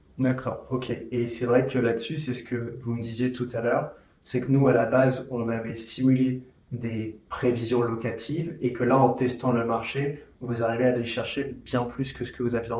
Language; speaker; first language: French; native; French